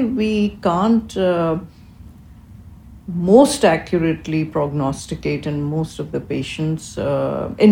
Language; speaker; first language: English; non-native, local second language; Urdu